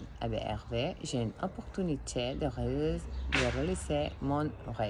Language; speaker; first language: French; non-native, learner; Spanish